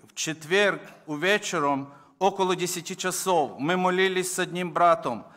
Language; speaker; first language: Russian; non-native, local second language; Ukrainian